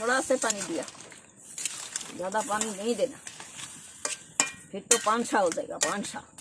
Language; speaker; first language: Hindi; non-native, local second language; Bangla